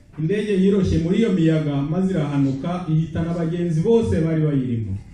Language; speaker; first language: Kinyarwanda; native; Kinyarwanda